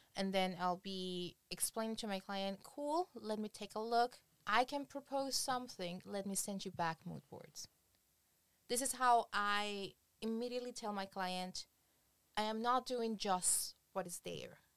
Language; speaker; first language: English; non-native, fluent; Spanish